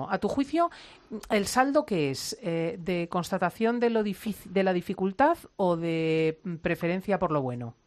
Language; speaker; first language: Spanish; native; Spanish